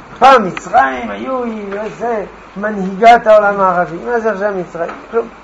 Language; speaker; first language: Hebrew; non-native, fluent; French